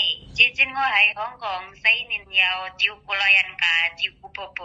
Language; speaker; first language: Cantonese; non-native, learner; Indonesian